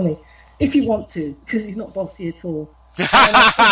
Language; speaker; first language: English; native; English